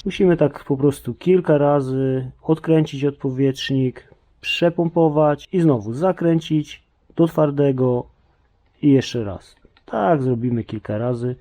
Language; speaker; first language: Polish; native; Polish